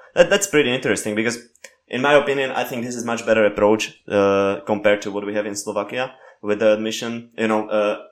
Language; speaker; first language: English; non-native, fluent; Slovak